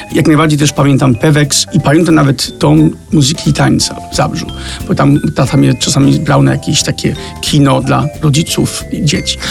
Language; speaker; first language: Polish; early bilingual, heritage; Danish